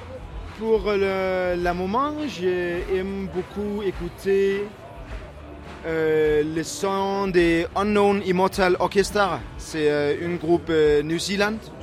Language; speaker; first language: French; non-native, learner; Danish